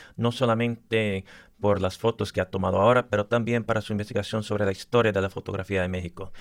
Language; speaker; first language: Spanish; early bilingual, other home language; English